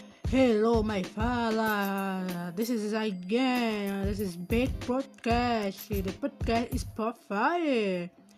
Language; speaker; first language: English; non-native, learner; Portuguese